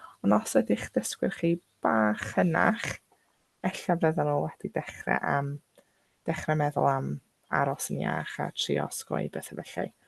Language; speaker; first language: Welsh; non-native, local second language; English